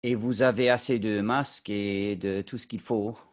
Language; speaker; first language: French; non-native, fluent; English